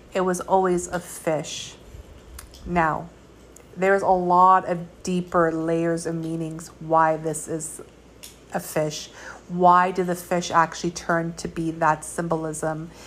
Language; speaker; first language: English; early bilingual, other home language; Georgian